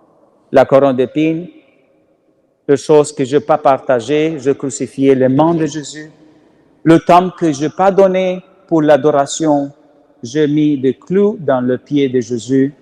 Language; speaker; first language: French; non-native, learner; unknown